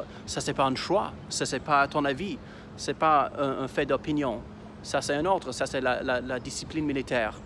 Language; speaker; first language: French; non-native, fluent; English